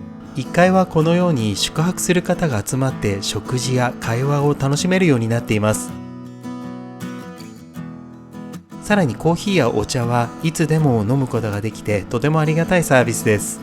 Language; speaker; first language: Japanese; native; Japanese